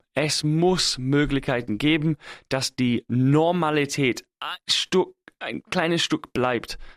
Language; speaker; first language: German; non-native, fluent; English